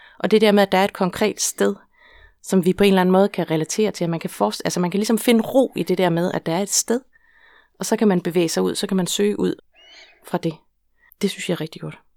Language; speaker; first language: Danish; native; Danish